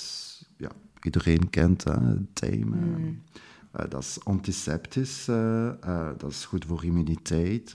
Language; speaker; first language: Dutch; non-native, local second language; French